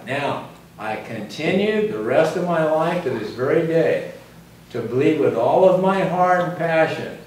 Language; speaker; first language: English; native; English